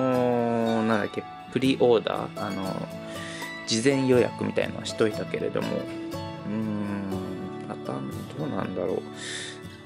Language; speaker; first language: Japanese; native; Japanese